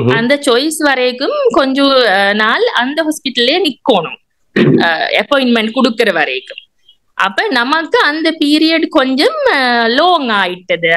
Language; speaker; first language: Tamil; non-native, local second language; Sinhala